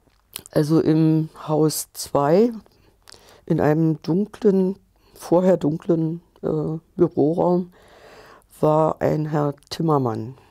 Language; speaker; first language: German; native; German